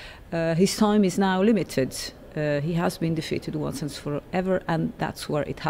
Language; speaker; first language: English; non-native, fluent; French